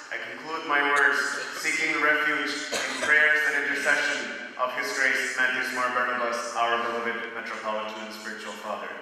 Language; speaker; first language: English; native; English